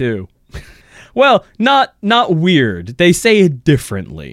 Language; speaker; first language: English; native; English